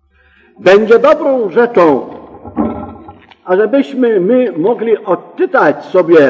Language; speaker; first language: Polish; native; Polish